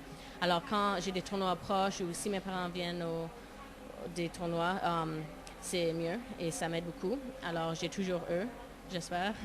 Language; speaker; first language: French; non-native, local second language; English